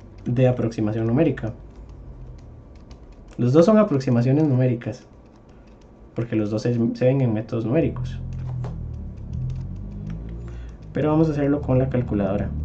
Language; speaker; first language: Spanish; native; Spanish